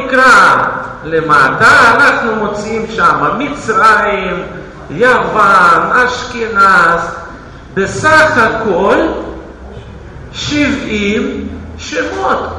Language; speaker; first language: Hebrew; non-native, fluent; Russian